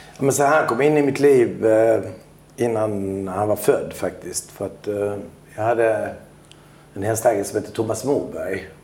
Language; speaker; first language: Swedish; early bilingual, other home language; Albanian